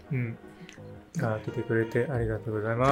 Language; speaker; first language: Japanese; non-native, learner; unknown